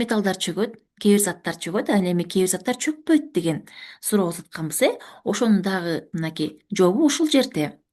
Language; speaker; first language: Kyrgyz; native; Kyrgyz